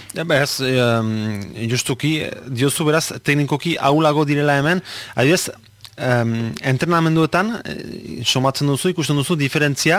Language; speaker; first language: Basque; native; Basque